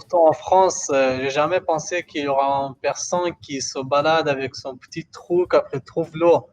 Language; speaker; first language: French; non-native, fluent; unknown